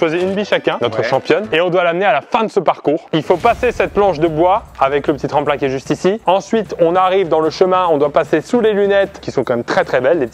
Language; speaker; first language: French; native; French